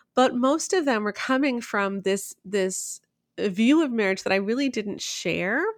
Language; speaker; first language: English; native; English